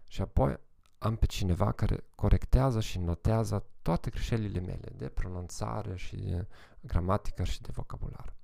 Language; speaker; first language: Romanian; non-native, fluent; German